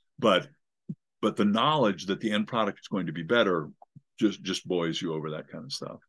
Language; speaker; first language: English; native; English